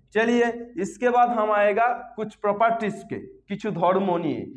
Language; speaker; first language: Hindi; non-native, local second language; Bangla